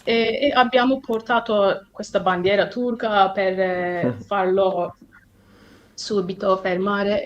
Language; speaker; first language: Italian; non-native, fluent; Turkish